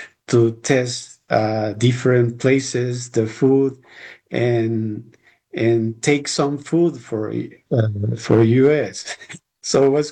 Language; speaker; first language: English; non-native, learner; Spanish